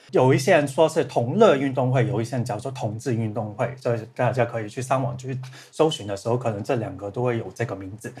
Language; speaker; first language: Chinese; non-native, local second language; Cantonese